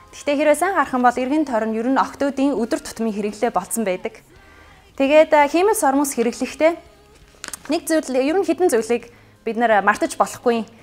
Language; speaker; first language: Mongolian; non-native, fluent; English